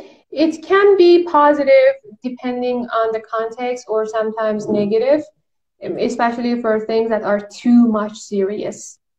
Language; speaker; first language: English; non-native, fluent; Persian